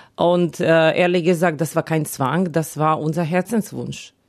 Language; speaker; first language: German; non-native, fluent; Ukrainian